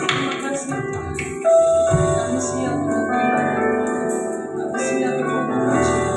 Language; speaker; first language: Indonesian; native; Indonesian